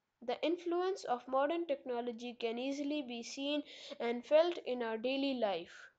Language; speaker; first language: English; non-native, local second language; Urdu